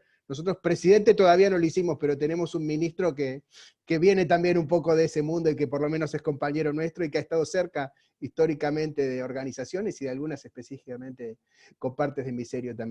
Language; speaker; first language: Spanish; native; Spanish